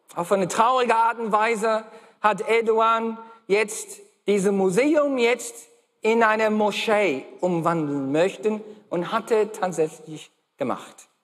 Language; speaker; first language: German; non-native, fluent; English